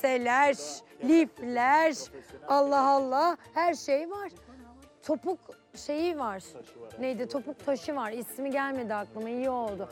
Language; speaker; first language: Turkish; native; Turkish